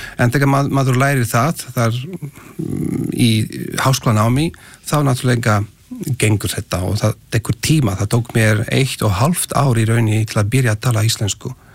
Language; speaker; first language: Icelandic; non-native, fluent; Slovak